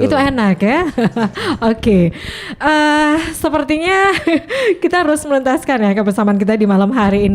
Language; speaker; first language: Indonesian; native; Indonesian